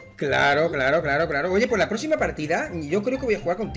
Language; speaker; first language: Spanish; native; Spanish